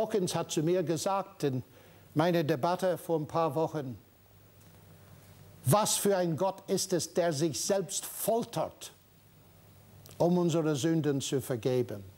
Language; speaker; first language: German; non-native, fluent; English